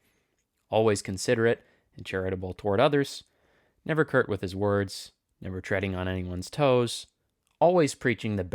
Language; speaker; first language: English; native; English